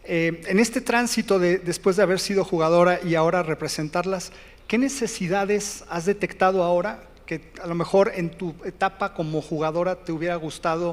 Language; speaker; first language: Spanish; native; Spanish